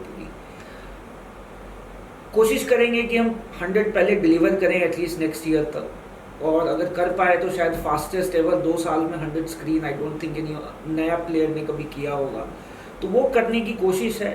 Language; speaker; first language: Hindi; native; Hindi